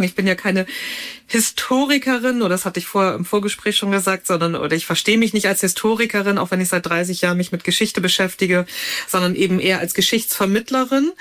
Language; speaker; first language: German; native; German